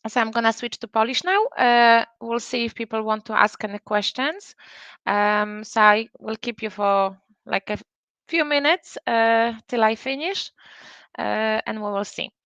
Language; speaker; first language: English; non-native, fluent; Polish